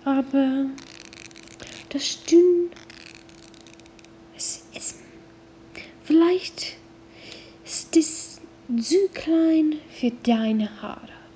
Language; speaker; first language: German; non-native, learner; English